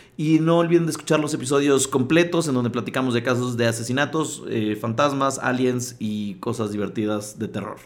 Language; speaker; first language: Spanish; native; Spanish